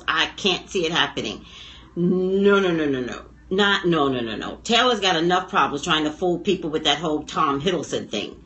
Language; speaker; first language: English; native; English